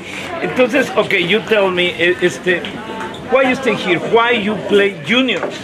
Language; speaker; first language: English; non-native, learner; Spanish